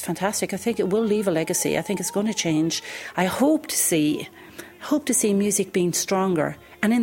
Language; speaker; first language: English; native; English